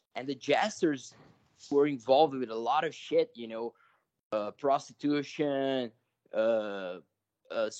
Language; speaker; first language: English; non-native, fluent; Portuguese